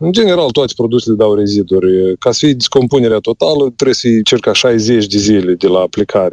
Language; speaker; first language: Romanian; native; Romanian